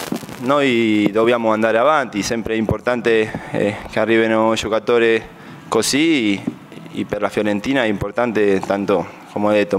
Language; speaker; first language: Italian; non-native, fluent; Spanish